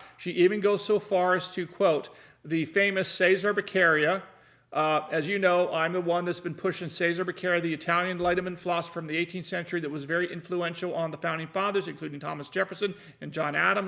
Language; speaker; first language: English; native; English